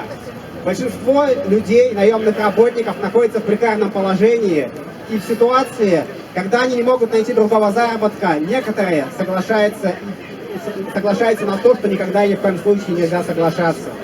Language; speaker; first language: Russian; native; Russian